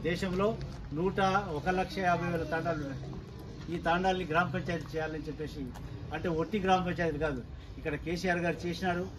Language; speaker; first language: Telugu; non-native, local second language; Lambadi